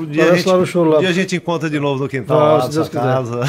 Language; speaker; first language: Portuguese; native; Portuguese